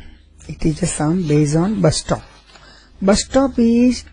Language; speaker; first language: English; non-native, local second language; Gujarati